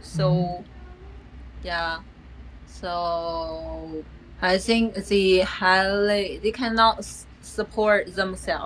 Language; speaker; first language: English; non-native, fluent; Chinese